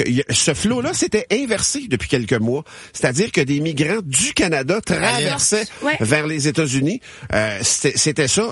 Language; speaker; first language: French; native; French